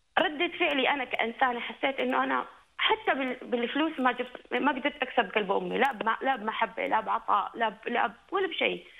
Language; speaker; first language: Arabic; native; Arabic